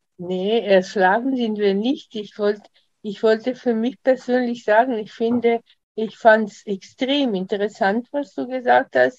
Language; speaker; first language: German; non-native, fluent; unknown